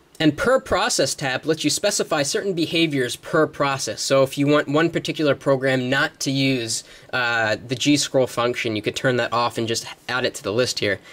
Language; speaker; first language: English; native; English